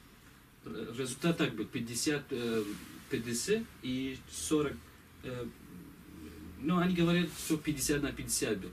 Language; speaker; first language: Russian; non-native, learner; Kurdish